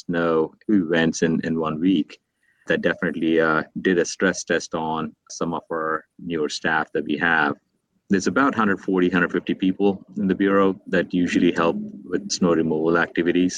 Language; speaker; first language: English; non-native, local second language; Telugu